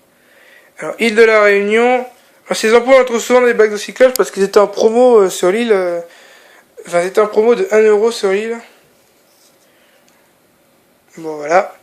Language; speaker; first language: French; native; French